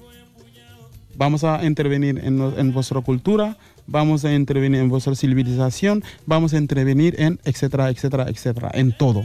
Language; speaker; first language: Spanish; non-native, fluent; Wolof